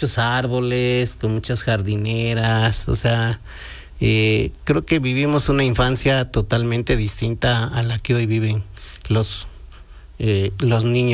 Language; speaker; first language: Spanish; native; Spanish